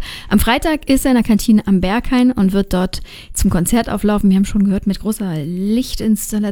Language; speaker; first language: German; native; German